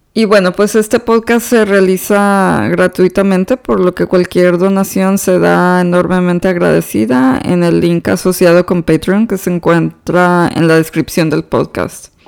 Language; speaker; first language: Spanish; native; Spanish